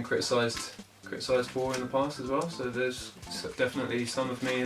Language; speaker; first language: English; native; English